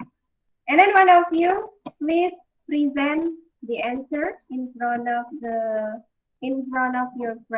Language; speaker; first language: English; non-native, fluent; Indonesian